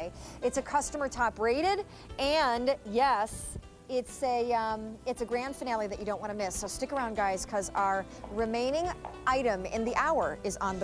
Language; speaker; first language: English; native; English